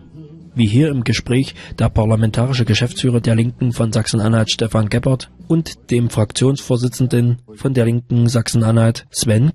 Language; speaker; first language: German; native; German